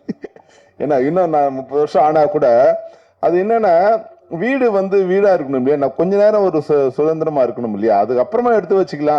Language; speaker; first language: Tamil; native; Tamil